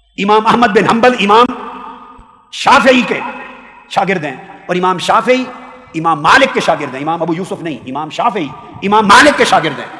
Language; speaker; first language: Urdu; non-native, local second language; Punjabi